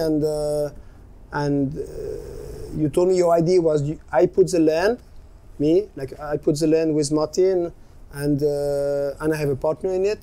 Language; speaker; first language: English; non-native, fluent; French